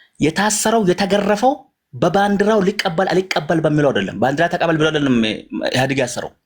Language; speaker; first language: Amharic; non-native, local second language; Hadiyya